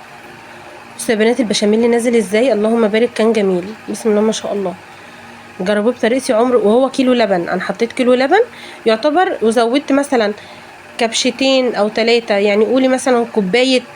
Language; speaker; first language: Arabic; native; Arabic